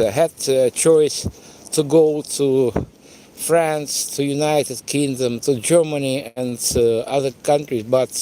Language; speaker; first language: English; non-native, fluent; Russian